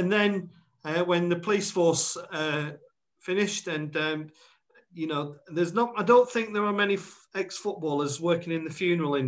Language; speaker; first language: English; native; English